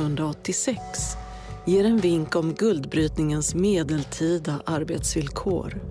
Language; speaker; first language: Swedish; native; Swedish